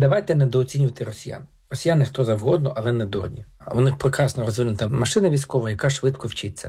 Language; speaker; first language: Ukrainian; native; Ukrainian